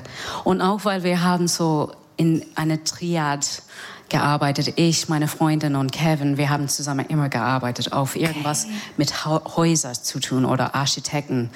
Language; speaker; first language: German; non-native, fluent; English